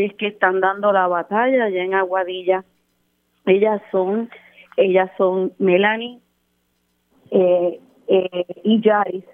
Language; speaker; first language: Spanish; native; Spanish